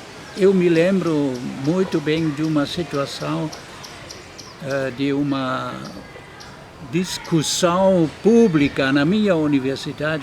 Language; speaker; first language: Portuguese; non-native, fluent; German